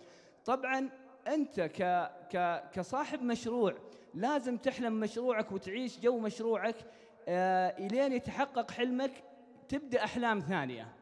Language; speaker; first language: Arabic; native; Arabic